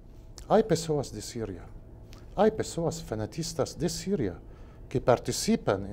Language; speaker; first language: Portuguese; non-native, learner; Spanish